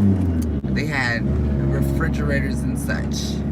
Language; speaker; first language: English; native; English